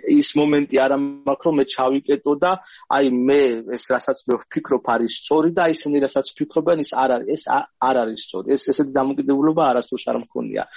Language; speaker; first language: Georgian; native; Georgian